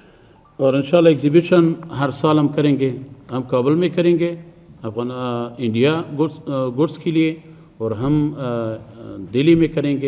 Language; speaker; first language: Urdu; non-native, fluent; Persian